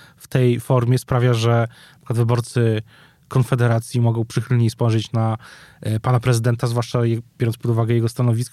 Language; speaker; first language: Polish; native; Polish